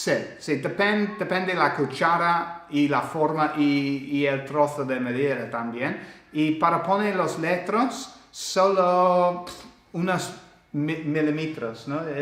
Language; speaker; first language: Spanish; non-native, learner; English